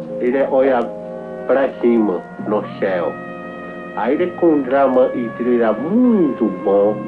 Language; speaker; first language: Portuguese; non-native, local second language; Kayapó